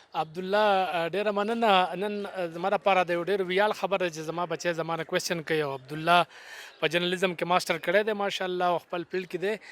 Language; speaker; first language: Pashto; native; Pashto